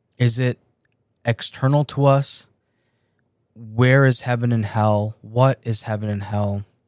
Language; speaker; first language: English; early bilingual, other home language; Persian